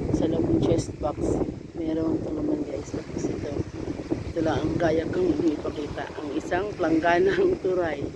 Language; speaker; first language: Filipino; non-native, local second language; Masbatenyo